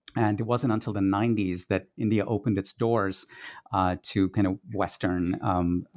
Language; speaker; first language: English; non-native, local second language; Tamil